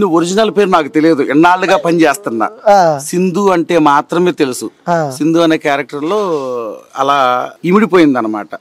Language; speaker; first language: Telugu; native; Telugu